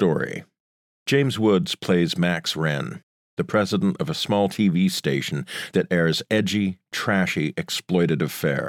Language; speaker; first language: English; native; English